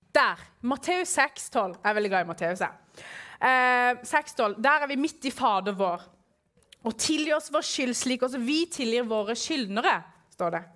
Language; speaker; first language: Norwegian; early bilingual, other home language; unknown